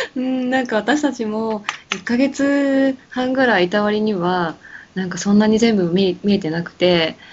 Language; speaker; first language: Japanese; native; Japanese